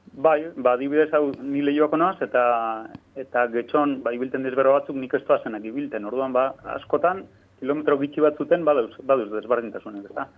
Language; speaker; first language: Basque; native; Basque